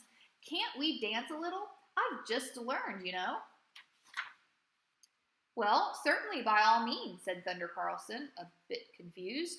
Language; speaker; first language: English; native; English